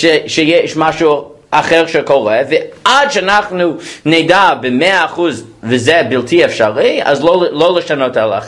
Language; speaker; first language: Hebrew; non-native, fluent; English